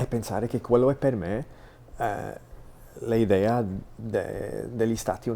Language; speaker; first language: Italian; non-native, fluent; English